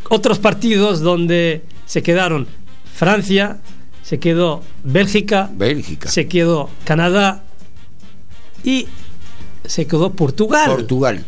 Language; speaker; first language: Spanish; non-native, fluent; Arabic